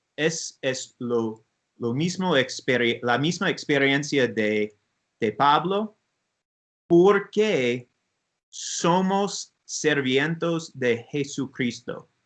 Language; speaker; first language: Spanish; non-native, learner; English